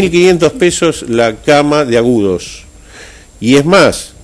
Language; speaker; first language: Spanish; native; Spanish